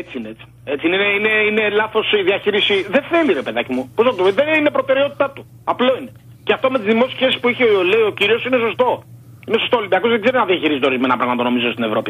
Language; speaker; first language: Greek; native; Greek